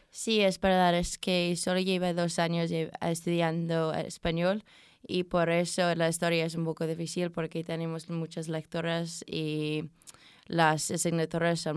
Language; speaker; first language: Spanish; non-native, learner; English